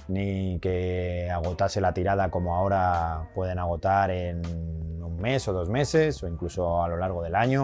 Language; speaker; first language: Spanish; native; Spanish